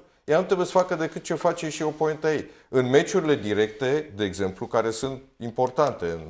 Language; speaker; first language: Romanian; native; Romanian